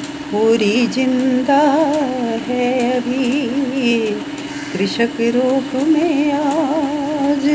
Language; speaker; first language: Hindi; native; Hindi